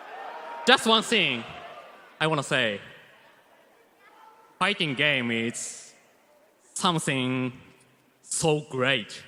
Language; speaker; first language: English; non-native, learner; Japanese